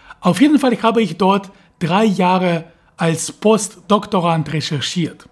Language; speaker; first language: German; non-native, fluent; Russian